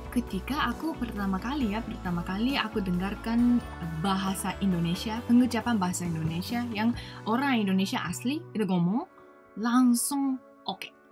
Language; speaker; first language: Indonesian; non-native, fluent; Japanese